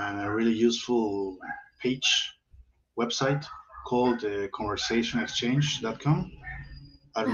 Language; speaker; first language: English; non-native, learner; Spanish